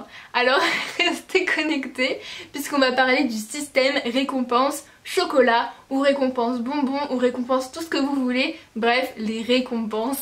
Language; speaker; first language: French; native; French